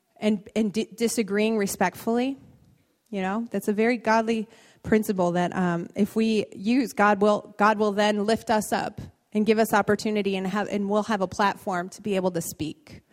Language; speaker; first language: English; native; English